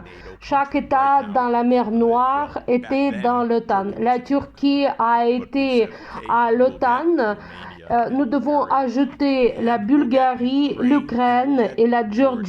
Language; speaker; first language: French; non-native, fluent; Russian